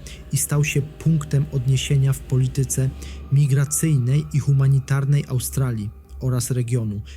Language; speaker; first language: Polish; native; Polish